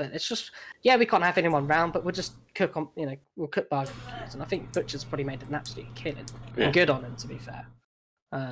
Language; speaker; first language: English; native; English